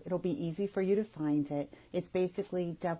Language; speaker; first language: English; native; English